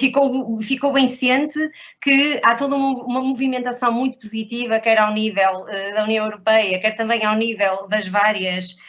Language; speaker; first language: Portuguese; native; Portuguese